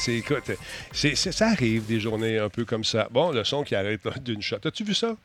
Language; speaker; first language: French; native; French